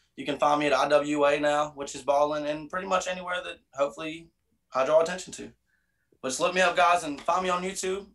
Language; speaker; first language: English; native; English